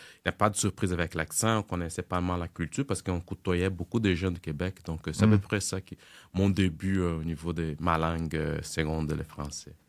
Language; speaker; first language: French; non-native, fluent; Portuguese